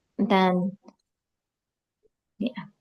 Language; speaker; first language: Indonesian; non-native, learner; English